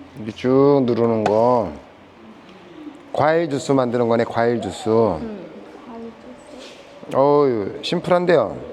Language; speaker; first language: Korean; native; Korean